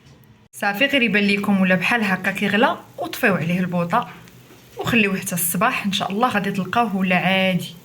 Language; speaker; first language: Arabic; native; Arabic